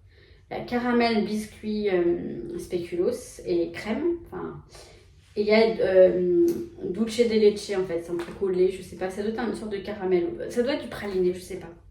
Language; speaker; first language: French; native; French